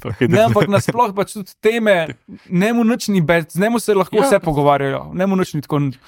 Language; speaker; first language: Slovenian; native; Slovenian